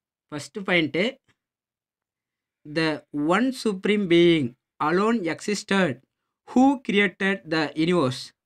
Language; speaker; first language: English; non-native, local second language; Tamil